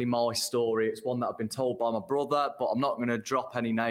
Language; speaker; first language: English; native; English